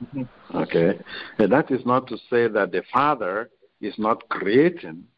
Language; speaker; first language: English; non-native, local second language; Igbo